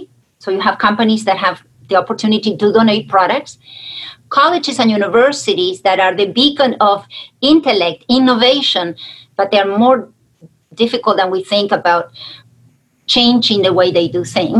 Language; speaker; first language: English; non-native, fluent; Spanish